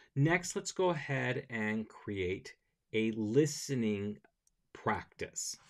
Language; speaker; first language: English; native; English